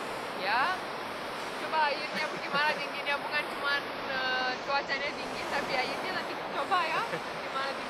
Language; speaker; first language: Indonesian; non-native, fluent; Romanian